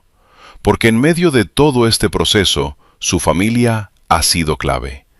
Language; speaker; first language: Spanish; native; Spanish